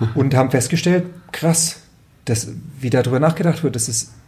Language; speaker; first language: German; native; German